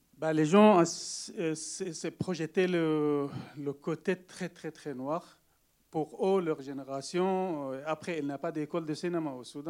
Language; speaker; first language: French; non-native, learner; Arabic